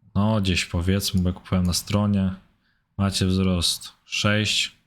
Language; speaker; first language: Polish; early bilingual, heritage; German